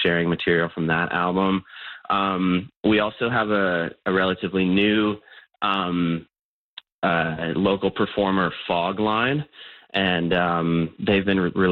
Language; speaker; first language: English; native; English